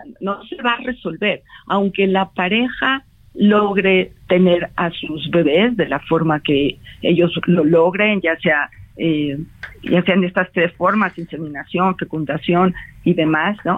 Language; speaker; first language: Spanish; native; Spanish